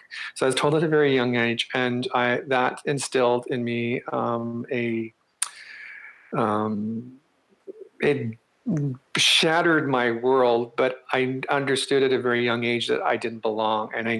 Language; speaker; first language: English; native; English